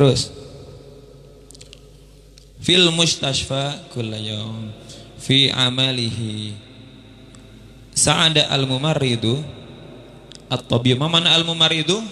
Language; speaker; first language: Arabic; non-native, fluent; Indonesian